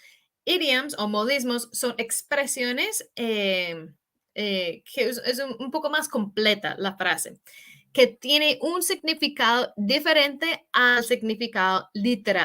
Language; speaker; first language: Spanish; non-native, fluent; English